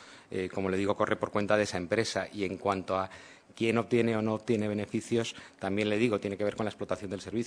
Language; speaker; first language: Spanish; native; Spanish